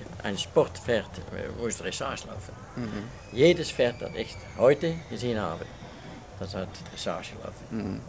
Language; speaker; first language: German; non-native, learner; Dutch